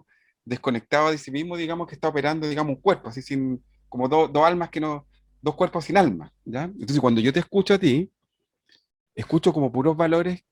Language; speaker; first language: Spanish; native; Spanish